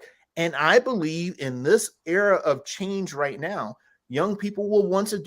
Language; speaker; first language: English; native; English